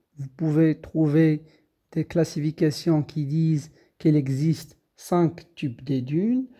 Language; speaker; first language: French; non-native, local second language; Arabic